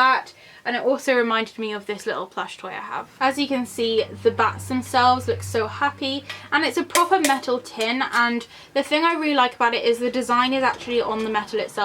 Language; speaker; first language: English; native; English